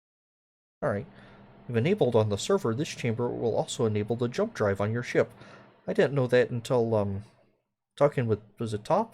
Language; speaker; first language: English; native; English